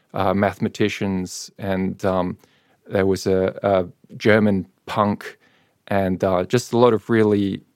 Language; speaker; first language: English; native; English